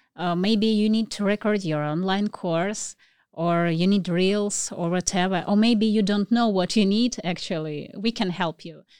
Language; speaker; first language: English; non-native, learner; Russian